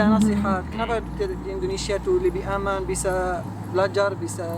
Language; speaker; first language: Indonesian; non-native, fluent; Arabic